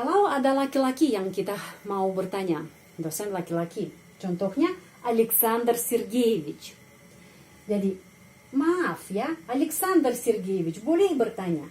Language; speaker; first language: Indonesian; non-native, fluent; Russian